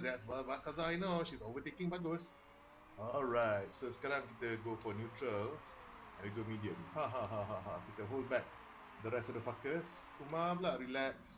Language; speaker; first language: English; non-native, local second language; Malay